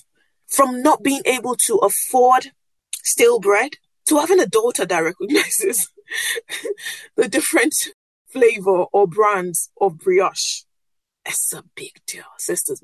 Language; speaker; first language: English; non-native, local second language; Yoruba